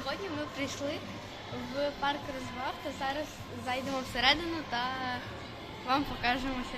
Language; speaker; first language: Ukrainian; native; Ukrainian